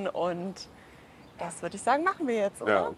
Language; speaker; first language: German; native; German